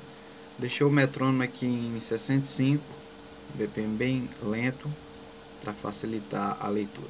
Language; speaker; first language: Portuguese; native; Portuguese